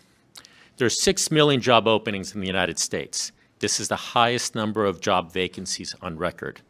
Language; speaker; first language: English; native; English